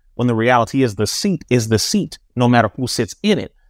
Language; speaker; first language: English; native; English